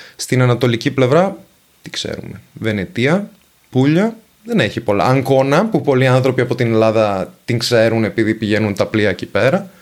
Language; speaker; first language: Greek; non-native, fluent; Venetian